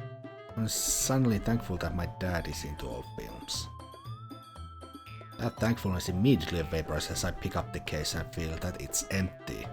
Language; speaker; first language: English; non-native, fluent; Finnish